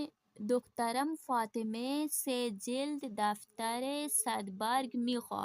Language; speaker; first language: Persian; non-native, fluent; Urdu